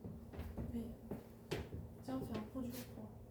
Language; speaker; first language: French; native; French